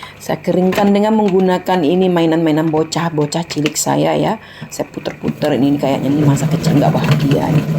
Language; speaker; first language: Indonesian; non-native, local second language; Minangkabau